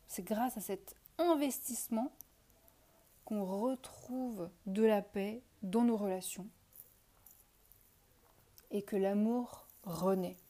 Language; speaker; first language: French; native; French